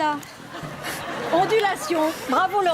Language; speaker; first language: French; native; French